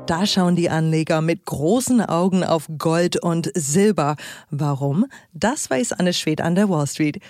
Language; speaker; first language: German; native; German